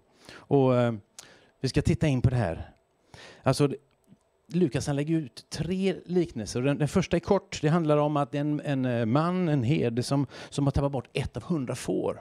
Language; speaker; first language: Swedish; native; Swedish